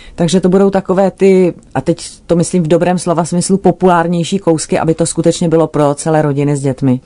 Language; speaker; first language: Czech; non-native, fluent; Japanese